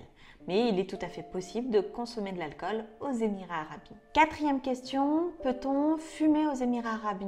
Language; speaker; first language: French; native; French